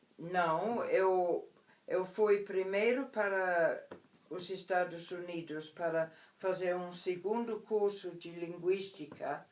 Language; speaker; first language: Portuguese; non-native, fluent; English